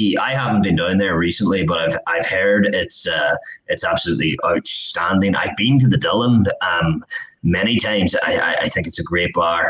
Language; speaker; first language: English; native; English